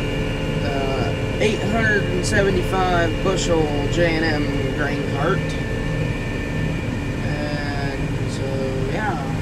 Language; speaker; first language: English; native; English